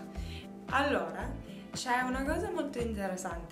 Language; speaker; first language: Italian; non-native, learner; English